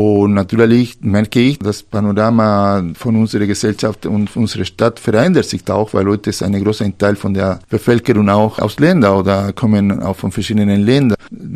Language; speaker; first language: German; non-native, fluent; Spanish